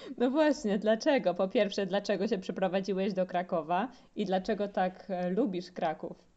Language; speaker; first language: Polish; native; Polish